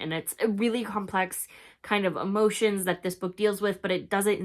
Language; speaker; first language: English; native; English